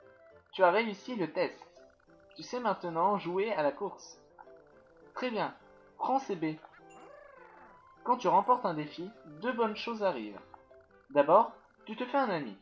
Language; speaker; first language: French; native; French